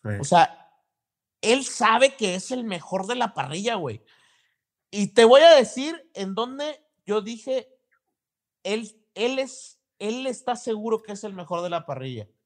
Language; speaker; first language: Spanish; native; Spanish